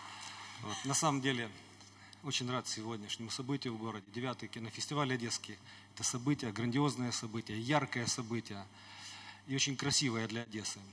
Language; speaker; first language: Russian; native; Russian